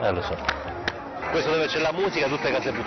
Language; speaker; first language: Italian; native; Italian